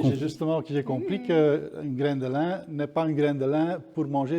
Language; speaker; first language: French; non-native, local second language; Dutch